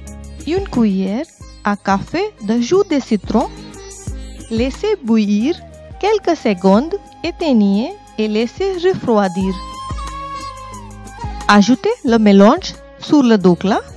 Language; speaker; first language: French; non-native, fluent; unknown